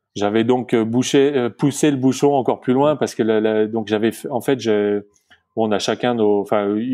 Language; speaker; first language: French; native; French